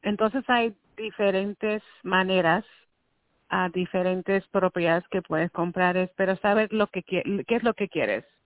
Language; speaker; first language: Spanish; early bilingual, heritage; Spanish